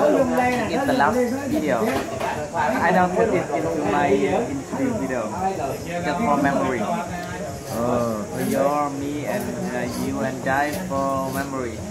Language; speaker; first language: English; non-native, learner; Vietnamese